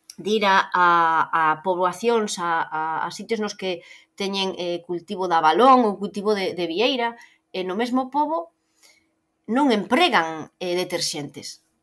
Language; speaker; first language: Galician; native; Galician